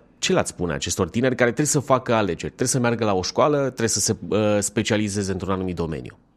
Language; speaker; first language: Romanian; native; Romanian